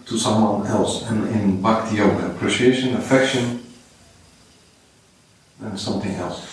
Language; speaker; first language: English; non-native, fluent; Dutch